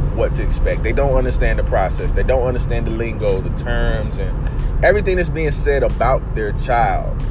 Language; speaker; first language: English; native; English